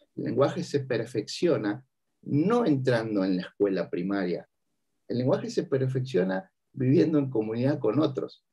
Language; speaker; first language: Spanish; native; Spanish